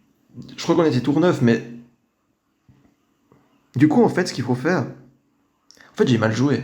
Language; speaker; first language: French; native; French